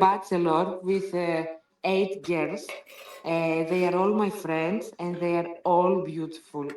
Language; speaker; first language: English; non-native, learner; Greek